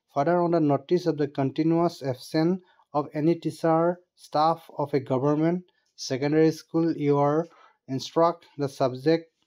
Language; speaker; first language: English; non-native, local second language; Assamese